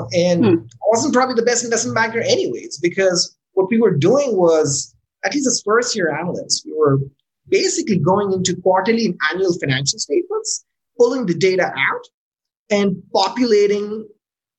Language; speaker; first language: English; non-native, local second language; Urdu